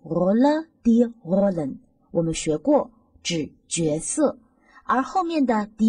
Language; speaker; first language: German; non-native, fluent; Chinese